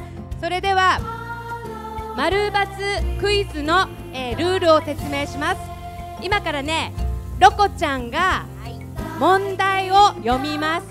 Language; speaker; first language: Japanese; native; Japanese